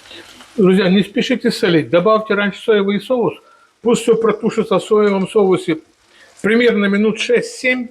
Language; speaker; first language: Russian; native; Russian